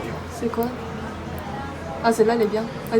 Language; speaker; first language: French; native; French